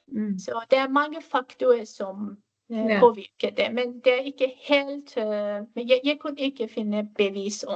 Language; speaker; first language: Danish; non-native, fluent; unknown